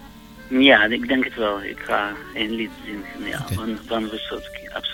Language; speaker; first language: Dutch; non-native, fluent; Russian